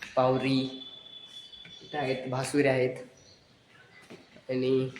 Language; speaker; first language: Marathi; non-native, local second language; Kukna